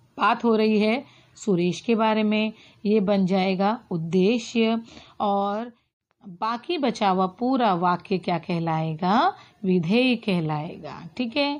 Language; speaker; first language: Hindi; non-native, local second language; Marathi